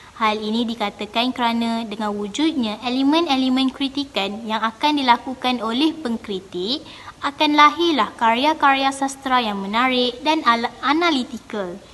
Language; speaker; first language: Malay; native; Malay